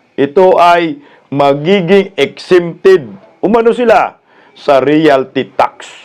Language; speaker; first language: Filipino; native; Filipino